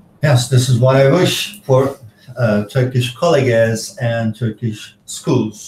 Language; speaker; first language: English; non-native, fluent; Turkish